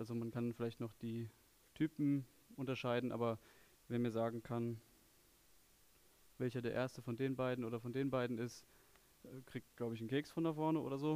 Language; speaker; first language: German; native; German